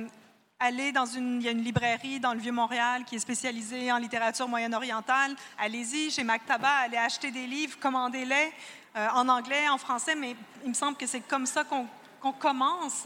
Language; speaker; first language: French; native; French